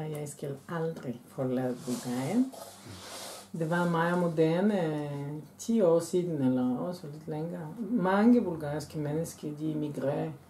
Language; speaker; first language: Danish; non-native, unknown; Bulgarian